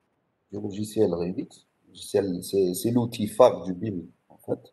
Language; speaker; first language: French; non-native, local second language; Arabic